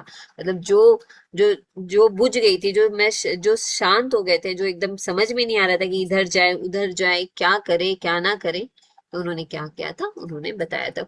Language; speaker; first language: Hindi; native; Hindi